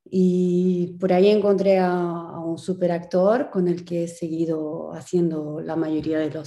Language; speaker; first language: Spanish; native; Spanish